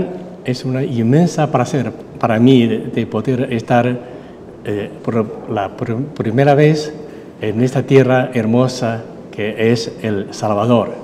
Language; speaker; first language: Spanish; non-native, fluent; Chinese